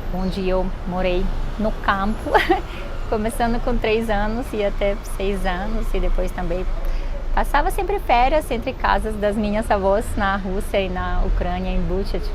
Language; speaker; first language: Portuguese; non-native, fluent; Russian